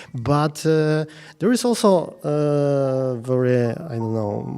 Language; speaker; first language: English; non-native, fluent; Polish